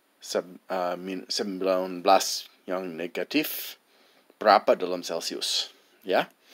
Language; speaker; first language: Indonesian; non-native, fluent; English